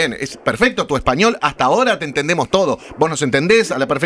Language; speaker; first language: Spanish; native; Spanish